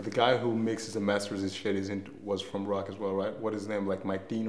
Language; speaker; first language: English; non-native, fluent; Danish